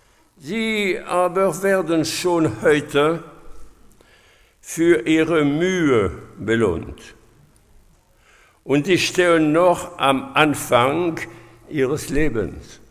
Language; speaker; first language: German; non-native, fluent; French